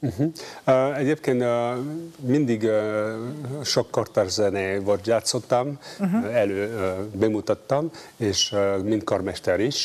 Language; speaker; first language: Hungarian; non-native, learner; French